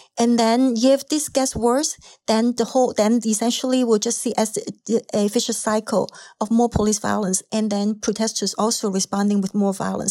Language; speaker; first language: English; non-native, local second language; Cantonese